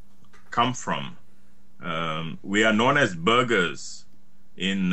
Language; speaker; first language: English; native; English